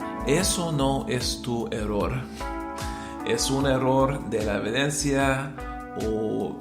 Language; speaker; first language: Spanish; non-native, learner; English